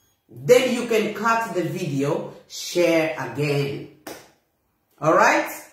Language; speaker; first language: English; non-native, fluent; Upper Guinea Crioulo